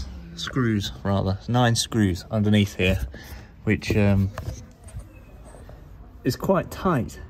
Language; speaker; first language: English; native; English